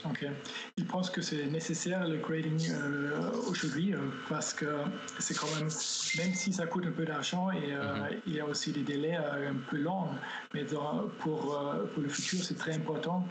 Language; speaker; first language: French; non-native, fluent; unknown